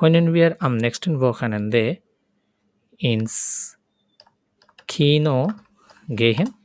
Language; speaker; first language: German; non-native, fluent; Bangla